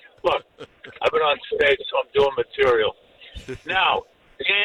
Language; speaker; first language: English; native; English